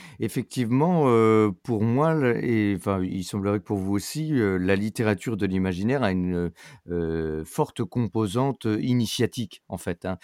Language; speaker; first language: French; native; French